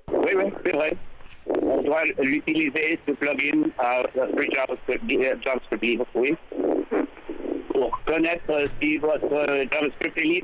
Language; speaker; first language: French; non-native, fluent; English